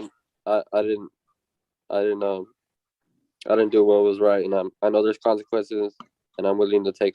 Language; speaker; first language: English; native; English